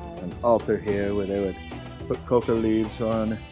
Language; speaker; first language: English; native; English